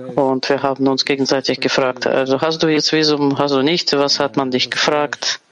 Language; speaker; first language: German; non-native, fluent; Portuguese